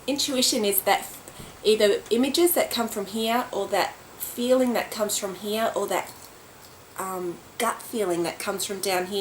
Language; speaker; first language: English; native; English